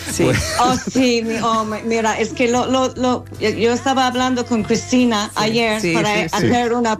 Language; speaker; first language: Spanish; non-native, learner; English